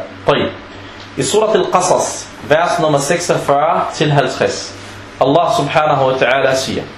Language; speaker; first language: Danish; non-native, fluent; Arabic